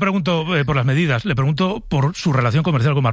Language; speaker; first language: Spanish; native; Spanish